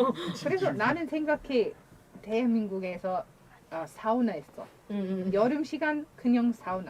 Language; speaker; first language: Korean; non-native, learner; English